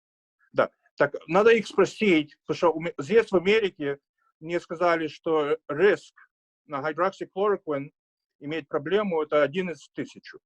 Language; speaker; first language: Russian; early bilingual, heritage; Russian